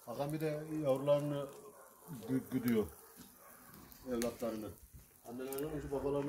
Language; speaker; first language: Turkish; native; Turkish